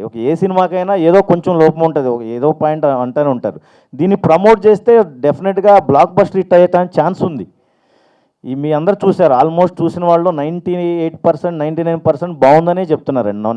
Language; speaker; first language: Telugu; native; Telugu